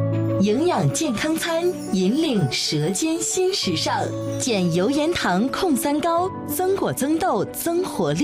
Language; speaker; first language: Chinese; native; Chinese